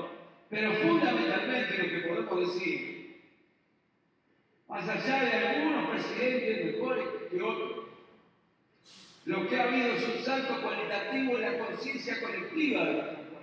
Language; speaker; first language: Spanish; native; Spanish